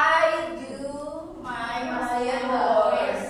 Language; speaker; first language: English; non-native, learner; Indonesian